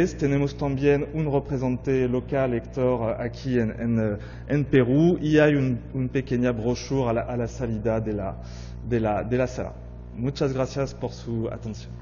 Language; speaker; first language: Spanish; non-native, fluent; French